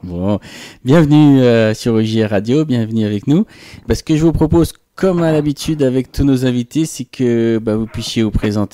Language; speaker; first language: French; native; French